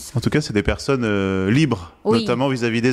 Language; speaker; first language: French; native; French